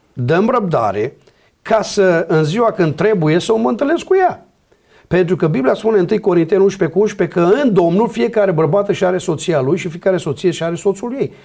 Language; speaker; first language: Romanian; native; Romanian